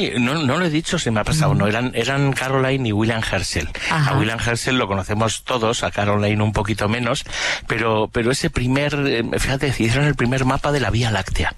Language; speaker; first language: Spanish; native; Spanish